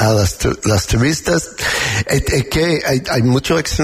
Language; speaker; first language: Spanish; non-native, learner; English